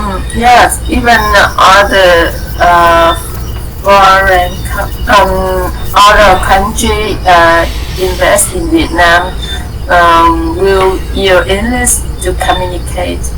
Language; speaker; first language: English; non-native, learner; Vietnamese